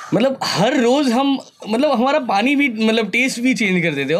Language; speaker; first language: Hindi; non-native, local second language; Gujarati